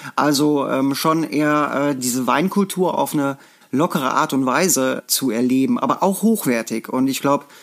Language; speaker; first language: German; native; German